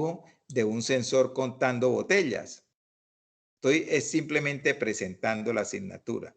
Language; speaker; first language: Spanish; native; Spanish